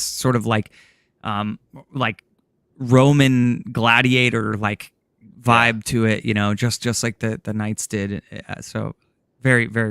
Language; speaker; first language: English; native; English